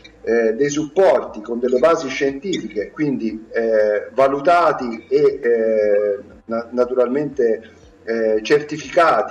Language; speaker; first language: Italian; native; Italian